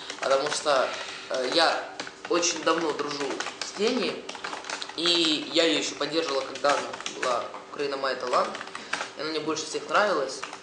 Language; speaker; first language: Russian; native; Russian